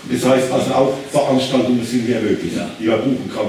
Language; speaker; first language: German; native; German